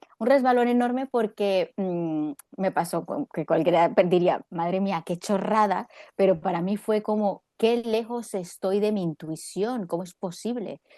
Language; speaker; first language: Spanish; native; Spanish